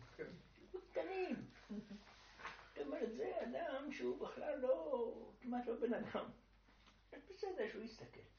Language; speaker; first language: Hebrew; non-native, fluent; Romanian